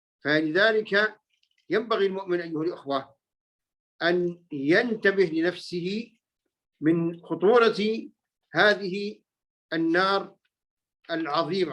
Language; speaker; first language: Arabic; native; Arabic